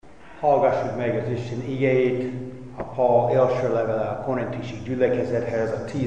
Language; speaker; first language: Hungarian; non-native, fluent; English